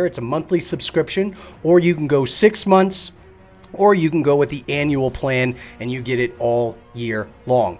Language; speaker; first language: English; native; English